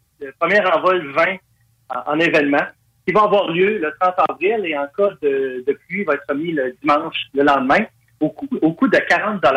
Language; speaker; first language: French; native; French